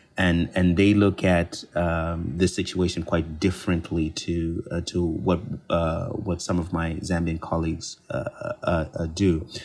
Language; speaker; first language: English; non-native, local second language; Bemba